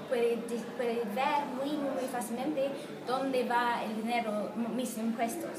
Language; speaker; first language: Spanish; non-native, fluent; English